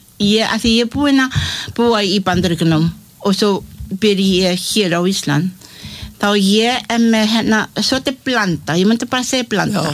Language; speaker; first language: Icelandic; non-native, learner; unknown